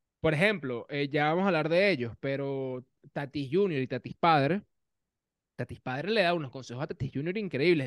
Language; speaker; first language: Spanish; native; Spanish